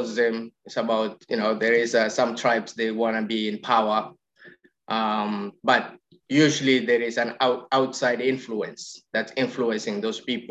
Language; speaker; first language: English; non-native, local second language; Somali